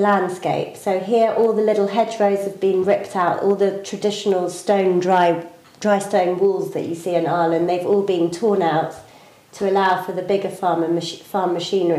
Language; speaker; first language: English; native; English